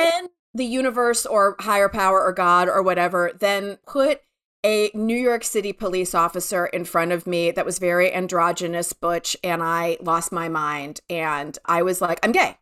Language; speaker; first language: English; native; English